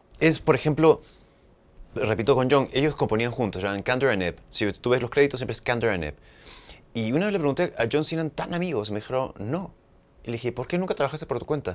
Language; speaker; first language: Spanish; native; Spanish